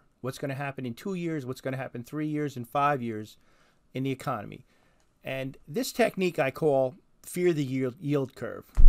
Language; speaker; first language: English; native; English